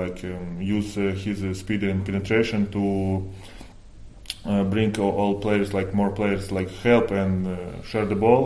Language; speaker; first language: English; non-native, fluent; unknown